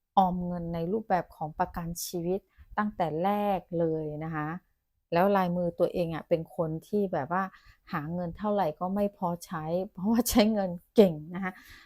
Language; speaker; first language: Thai; non-native, local second language; Chinese